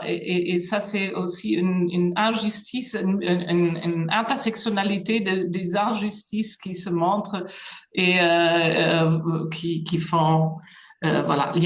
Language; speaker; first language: French; non-native, fluent; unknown